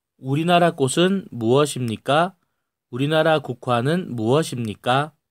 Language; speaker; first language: Korean; native; Korean